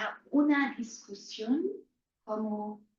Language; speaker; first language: Spanish; non-native, fluent; German